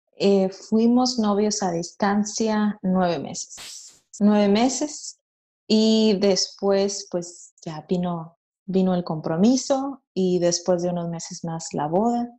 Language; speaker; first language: Spanish; native; Spanish